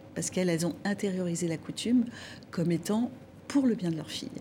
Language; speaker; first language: French; non-native, local second language; Arabic